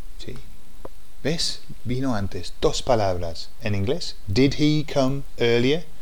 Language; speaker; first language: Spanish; non-native, fluent; English